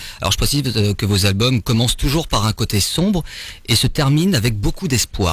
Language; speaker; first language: French; native; French